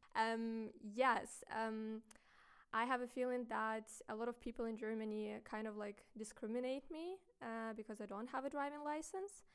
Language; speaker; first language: English; non-native, fluent; Ukrainian